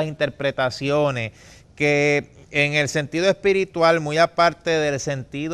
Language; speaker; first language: Spanish; native; Spanish